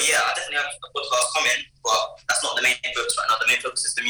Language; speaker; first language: English; native; English